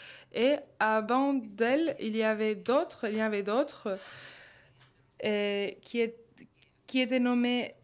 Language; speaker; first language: French; non-native, fluent; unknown